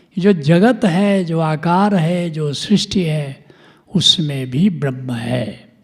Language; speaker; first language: Hindi; non-native, local second language; Bhojpuri